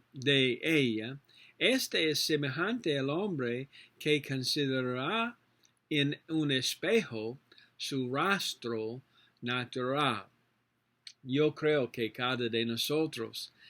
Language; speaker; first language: Spanish; non-native, learner; English